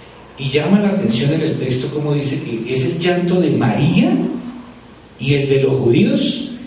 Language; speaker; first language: Spanish; native; Spanish